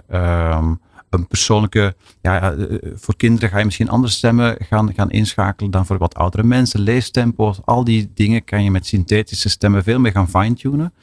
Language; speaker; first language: Dutch; native; Dutch